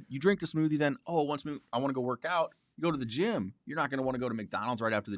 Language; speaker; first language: English; native; English